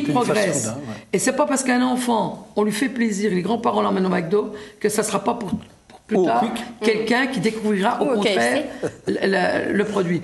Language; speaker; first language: French; native; French